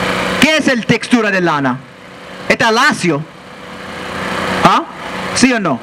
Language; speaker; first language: Spanish; non-native, learner; English